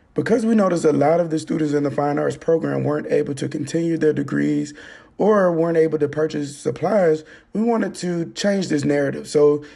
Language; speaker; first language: English; native; English